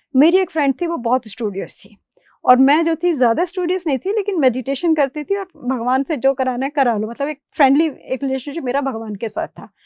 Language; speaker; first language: Hindi; native; Hindi